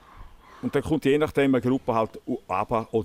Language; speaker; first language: German; native; German